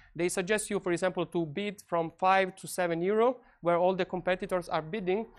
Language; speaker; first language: English; non-native, fluent; Italian